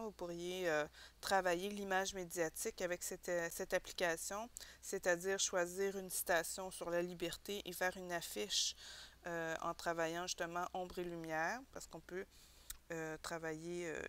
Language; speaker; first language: French; native; French